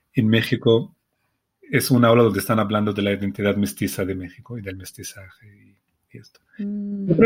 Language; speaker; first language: Spanish; non-native, fluent; Arabic